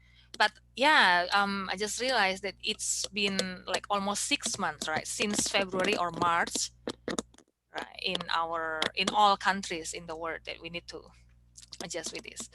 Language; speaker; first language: English; non-native, fluent; Indonesian